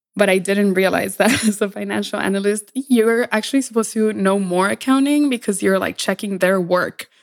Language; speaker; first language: English; early bilingual, other home language; Spanish